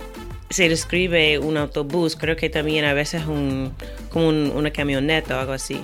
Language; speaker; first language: Spanish; non-native, fluent; English